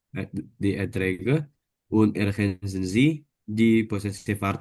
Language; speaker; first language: German; non-native, learner; Indonesian